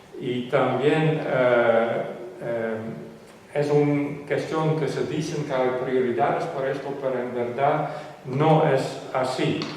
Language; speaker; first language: Spanish; non-native, fluent; Western Frisian